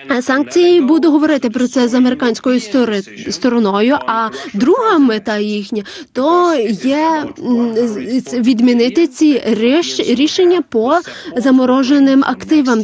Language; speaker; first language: Ukrainian; non-native, learner; Lithuanian